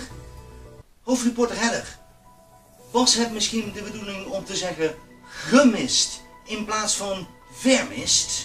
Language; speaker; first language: Dutch; native; Dutch